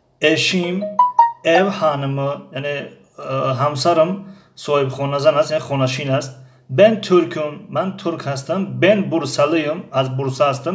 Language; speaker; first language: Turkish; non-native, fluent; Tajik